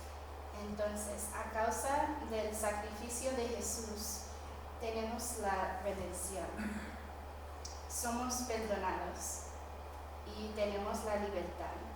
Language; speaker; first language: Spanish; non-native, fluent; English